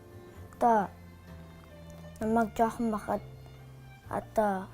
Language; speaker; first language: Mongolian; early bilingual, heritage; Mongolian